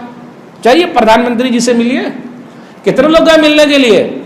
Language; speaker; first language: Hindi; native; Hindi